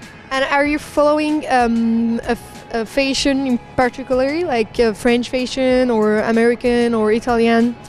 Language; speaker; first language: English; non-native, learner; French